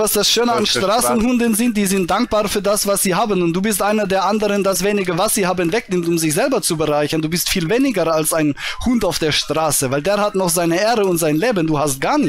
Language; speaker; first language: German; native; German